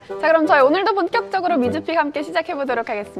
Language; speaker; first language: Korean; native; Korean